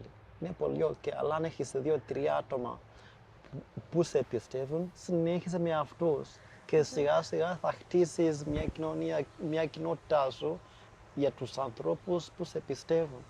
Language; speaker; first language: Greek; non-native, fluent; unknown